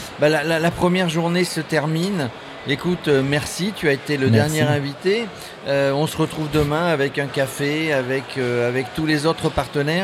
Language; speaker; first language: French; native; French